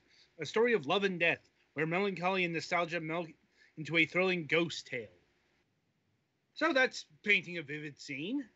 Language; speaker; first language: English; native; English